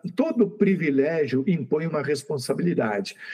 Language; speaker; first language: Portuguese; native; Portuguese